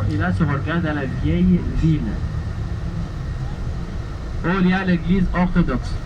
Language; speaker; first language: French; non-native, learner; Arabic